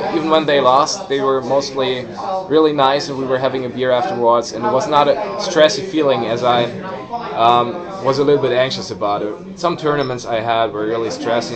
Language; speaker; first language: English; non-native, fluent; German